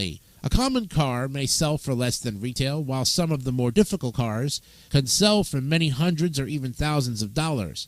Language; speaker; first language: English; native; English